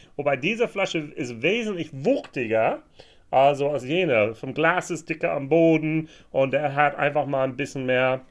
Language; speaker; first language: German; non-native, fluent; English